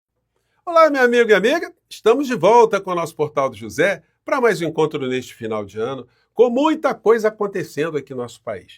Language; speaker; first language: Portuguese; native; Portuguese